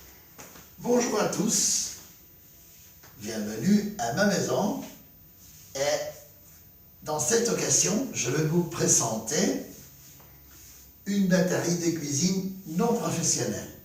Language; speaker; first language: French; non-native, fluent; Spanish